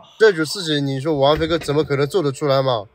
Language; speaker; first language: Chinese; native; Chinese